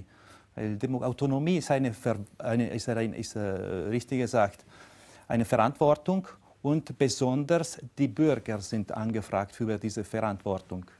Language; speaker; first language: German; non-native, local second language; Italian